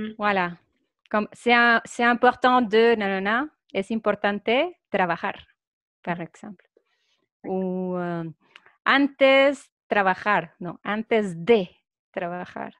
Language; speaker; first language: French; non-native, fluent; Spanish